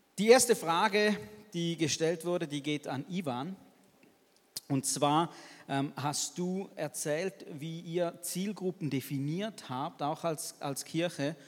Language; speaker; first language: German; native; German